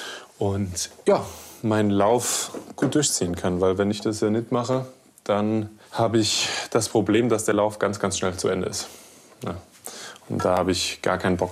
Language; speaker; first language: German; native; German